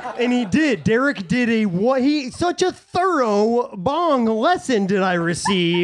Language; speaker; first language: English; native; English